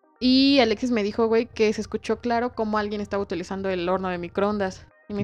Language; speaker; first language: Spanish; native; Spanish